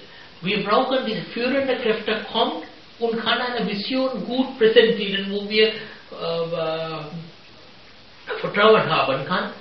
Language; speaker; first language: German; non-native, fluent; Sinhala